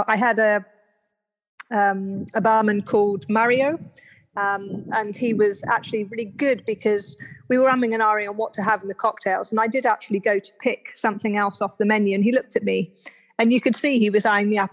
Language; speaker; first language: English; native; English